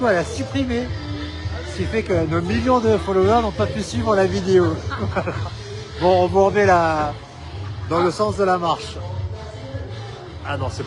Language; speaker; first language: French; native; French